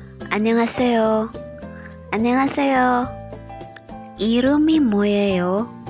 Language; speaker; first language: Korean; non-native, learner; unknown